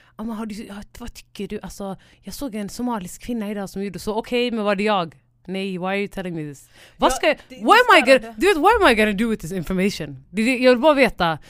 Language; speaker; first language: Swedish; early bilingual, other home language; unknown